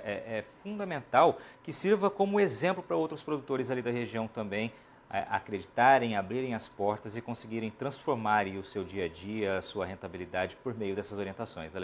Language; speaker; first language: Portuguese; native; Portuguese